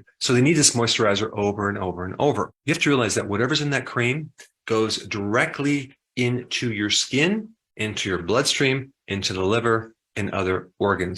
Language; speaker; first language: English; native; English